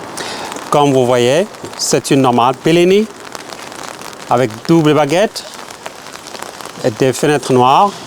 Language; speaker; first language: French; non-native, fluent; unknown